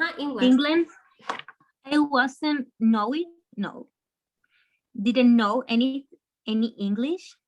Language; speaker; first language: English; non-native, learner; Spanish